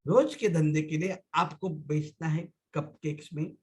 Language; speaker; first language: Hindi; non-native, local second language; Marathi